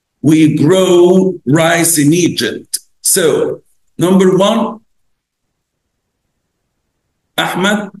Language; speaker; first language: English; non-native, fluent; Arabic